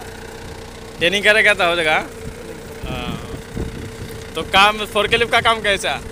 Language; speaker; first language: Hindi; non-native, learner; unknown